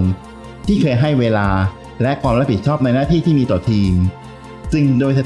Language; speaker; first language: Thai; native; Thai